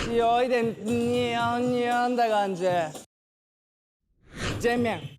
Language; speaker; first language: Chinese; non-native, fluent; Thai